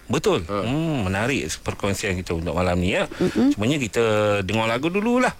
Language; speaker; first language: Malay; native; Malay